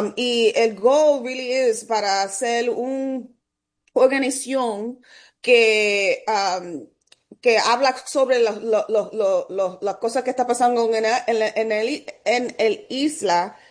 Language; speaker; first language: Spanish; early bilingual, heritage; Spanish